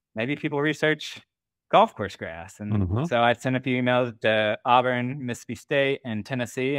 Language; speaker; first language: English; native; English